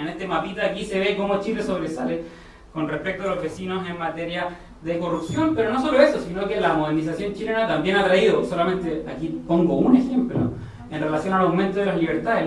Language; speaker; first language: Spanish; native; Spanish